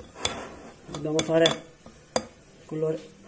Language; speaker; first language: Italian; native; Italian